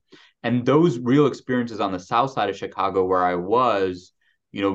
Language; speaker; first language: English; native; English